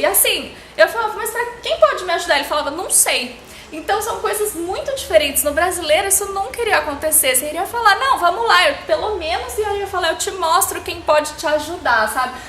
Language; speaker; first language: Portuguese; native; Portuguese